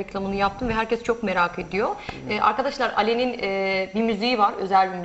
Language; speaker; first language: Turkish; native; Turkish